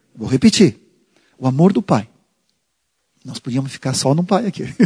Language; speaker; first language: Portuguese; non-native, fluent; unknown